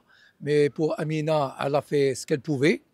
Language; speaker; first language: French; non-native, local second language; Arabic